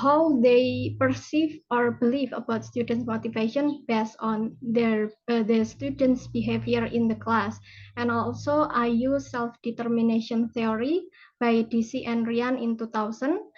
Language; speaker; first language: English; non-native, fluent; Indonesian